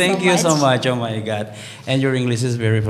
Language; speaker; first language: English; non-native, learner; Indonesian